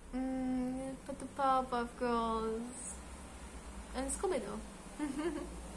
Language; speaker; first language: English; non-native, learner; Hebrew